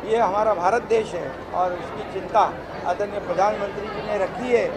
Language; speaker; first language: Hindi; non-native, local second language; Marathi